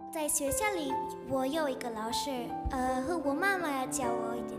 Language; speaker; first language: Chinese; early bilingual, other home language; Italian